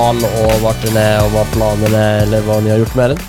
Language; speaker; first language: Swedish; native; Swedish